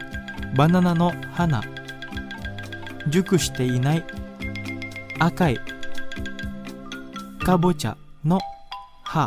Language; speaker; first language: Japanese; non-native, fluent; Indonesian